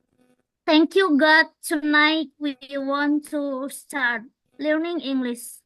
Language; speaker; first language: English; non-native, learner; Indonesian